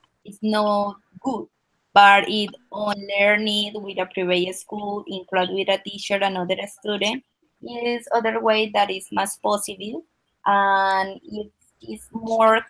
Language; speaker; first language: English; non-native, learner; Spanish